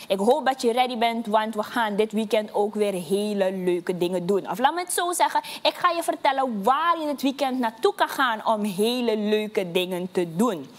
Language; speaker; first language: Dutch; native; Dutch